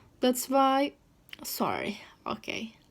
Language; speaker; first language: English; non-native, learner; Turkish